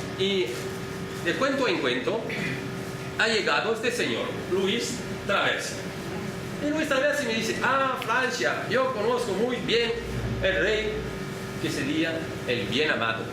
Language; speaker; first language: Spanish; non-native, learner; French